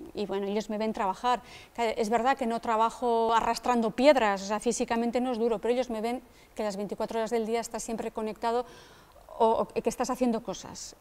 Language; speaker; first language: Spanish; native; Spanish